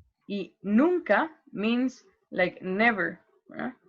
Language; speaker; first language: English; non-native, learner; Spanish